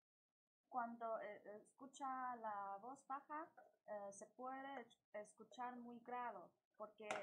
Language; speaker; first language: Spanish; non-native, learner; Chinese